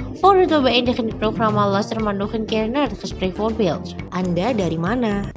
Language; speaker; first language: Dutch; non-native, fluent; Indonesian